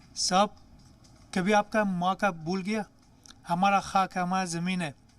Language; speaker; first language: Hindi; non-native, learner; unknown